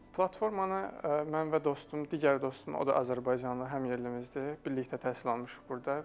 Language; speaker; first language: Azerbaijani; native; Azerbaijani